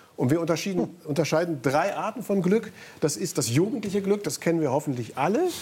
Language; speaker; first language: German; native; German